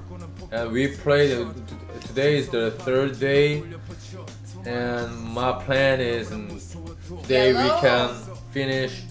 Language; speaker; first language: English; non-native, learner; Korean